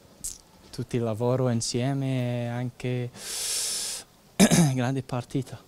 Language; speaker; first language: Italian; non-native, learner; English